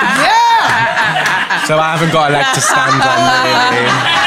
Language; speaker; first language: English; early bilingual, other home language; Filipino